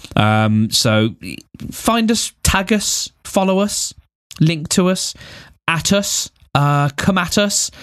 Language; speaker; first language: English; native; English